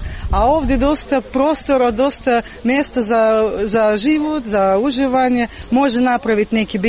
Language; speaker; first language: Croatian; non-native, learner; Turkish